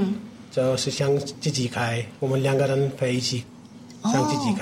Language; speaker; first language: Chinese; non-native, learner; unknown